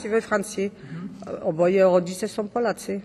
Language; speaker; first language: Polish; early bilingual, heritage; Polish